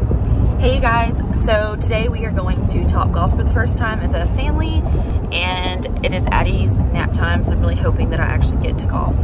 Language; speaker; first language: English; native; English